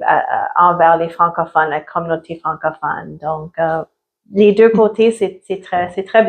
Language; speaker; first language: French; early bilingual, other home language; Italian